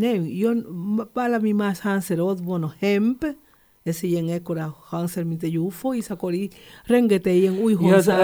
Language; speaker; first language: Hungarian; non-native, learner; Spanish